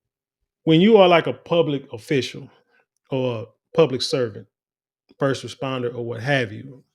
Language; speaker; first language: English; native; English